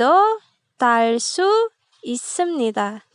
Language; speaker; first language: Korean; non-native, fluent; Indonesian